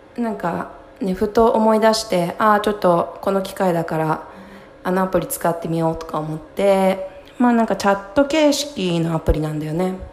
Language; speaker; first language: Japanese; native; Japanese